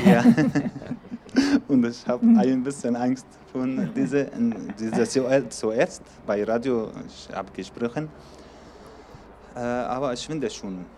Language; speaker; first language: German; non-native, learner; Arabic